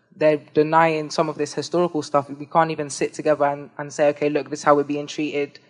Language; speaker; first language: English; native; English